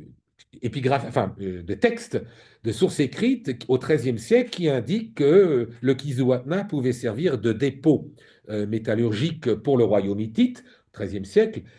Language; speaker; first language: French; native; French